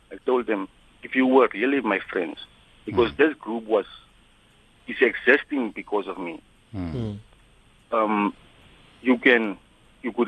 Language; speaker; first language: English; non-native, local second language; Afrikaans